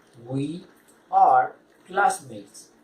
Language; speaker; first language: English; non-native, fluent; Spanish